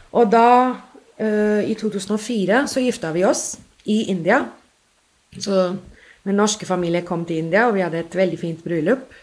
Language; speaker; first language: Norwegian; non-native, fluent; English